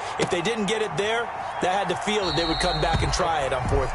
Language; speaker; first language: English; native; English